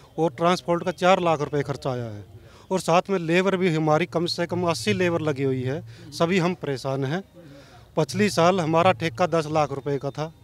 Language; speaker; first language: Hindi; non-native, local second language; Punjabi